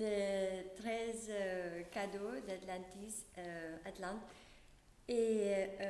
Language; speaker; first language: French; non-native, learner; English